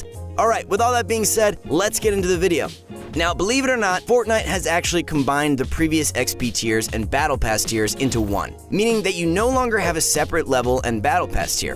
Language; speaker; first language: English; native; English